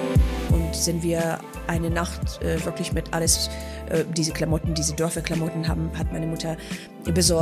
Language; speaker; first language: German; non-native, fluent; Persian